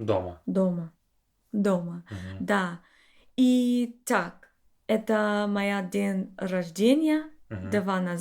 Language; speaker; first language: Russian; non-native, learner; English